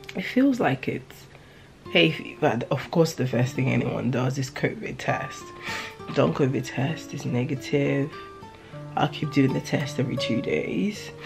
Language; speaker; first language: English; non-native, local second language; Yoruba